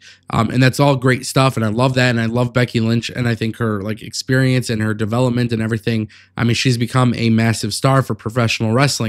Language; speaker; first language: English; native; English